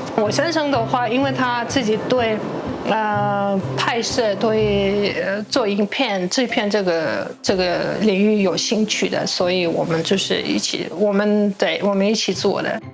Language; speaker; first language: Chinese; non-native, fluent; Russian